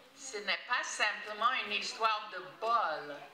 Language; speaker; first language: French; non-native, fluent; English